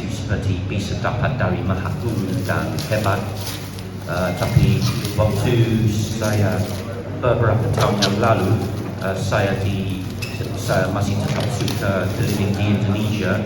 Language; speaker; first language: Indonesian; non-native, learner; English